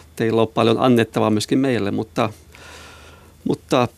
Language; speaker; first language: Finnish; non-native, local second language; Swedish